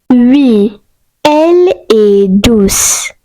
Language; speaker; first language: French; non-native, fluent; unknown